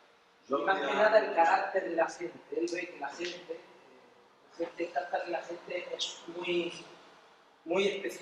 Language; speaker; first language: Spanish; native; Spanish